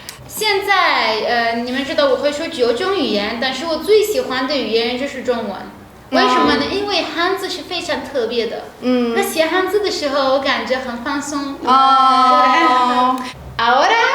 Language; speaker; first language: Chinese; non-native, fluent; Persian